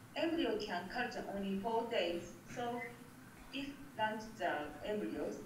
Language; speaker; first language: English; non-native, learner; Japanese